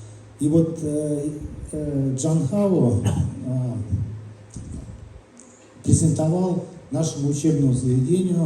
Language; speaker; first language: Russian; native; Russian